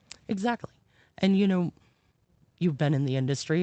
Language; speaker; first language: English; native; English